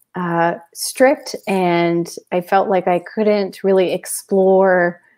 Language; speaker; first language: English; native; English